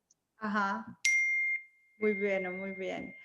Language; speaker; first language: Spanish; early bilingual, heritage; English